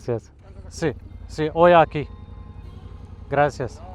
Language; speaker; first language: Spanish; non-native, learner; Urdu